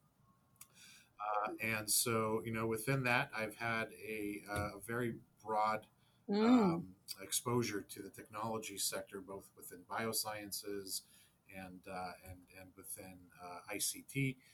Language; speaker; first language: English; native; English